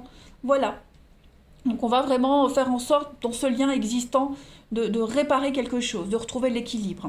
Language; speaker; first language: French; native; French